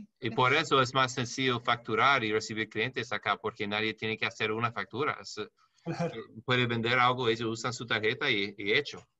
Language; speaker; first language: Spanish; non-native, learner; English